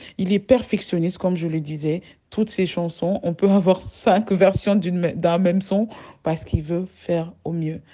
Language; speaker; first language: French; non-native, local second language; Bambara